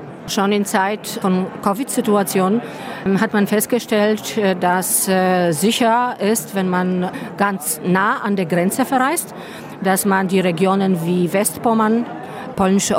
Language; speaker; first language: German; non-native, fluent; Polish